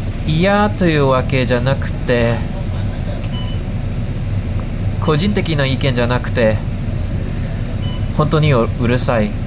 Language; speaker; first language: Japanese; non-native, fluent; English